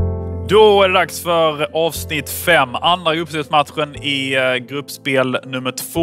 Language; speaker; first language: Swedish; native; Swedish